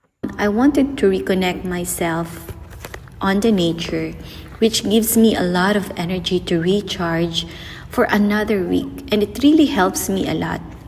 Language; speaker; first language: English; non-native, local second language; Filipino